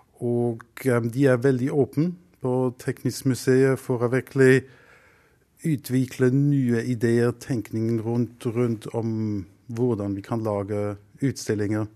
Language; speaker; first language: Norwegian; non-native, fluent; German